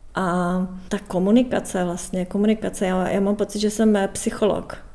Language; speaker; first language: Czech; native; Czech